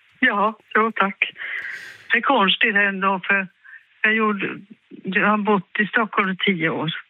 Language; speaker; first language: Swedish; native; Swedish